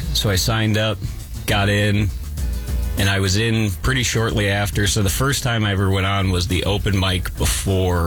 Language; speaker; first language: English; native; English